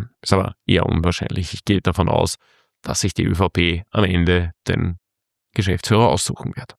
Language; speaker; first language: German; native; German